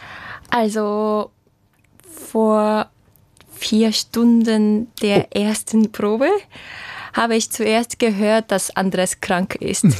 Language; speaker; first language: German; non-native, fluent; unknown